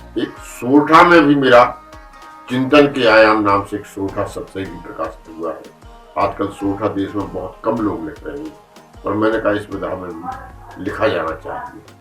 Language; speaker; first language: Hindi; native; Hindi